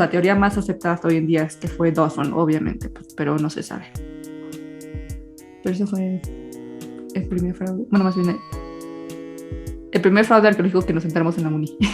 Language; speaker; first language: Spanish; native; Spanish